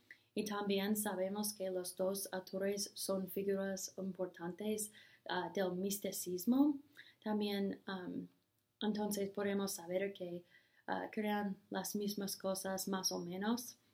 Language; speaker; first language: Spanish; non-native, learner; English